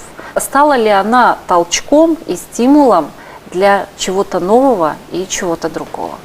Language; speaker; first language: Russian; native; Russian